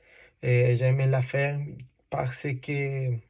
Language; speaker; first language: French; non-native, learner; Spanish